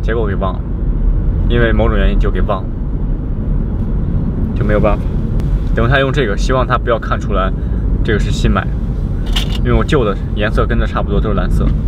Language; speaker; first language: Chinese; native; Chinese